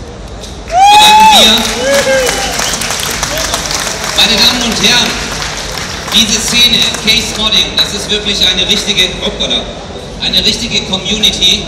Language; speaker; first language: German; native; German